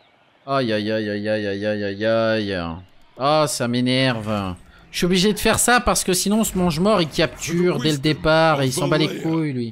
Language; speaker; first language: French; native; French